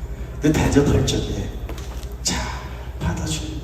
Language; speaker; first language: Korean; native; Korean